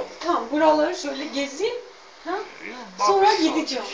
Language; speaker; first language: Turkish; non-native, learner; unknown